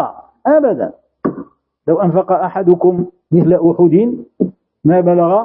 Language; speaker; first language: Arabic; native; Arabic